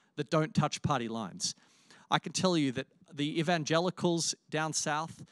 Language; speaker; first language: English; native; English